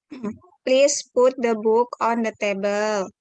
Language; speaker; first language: English; non-native, learner; Indonesian